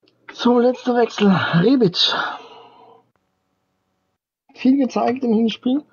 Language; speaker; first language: German; native; German